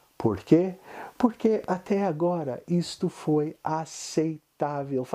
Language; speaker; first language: Portuguese; non-native, fluent; English